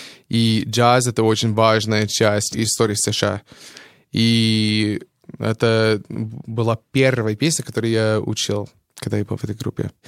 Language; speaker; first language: Russian; non-native, fluent; English